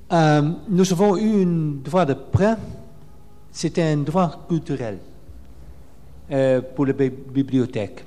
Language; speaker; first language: French; non-native, fluent; Dutch